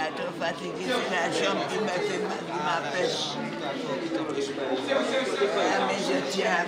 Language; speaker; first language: French; non-native, local second language; Guadeloupean Creole French